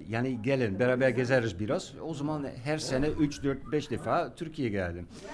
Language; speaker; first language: Turkish; non-native, fluent; Dutch